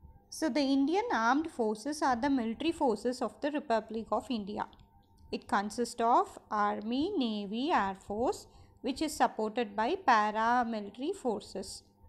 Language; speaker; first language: English; non-native, local second language; Tamil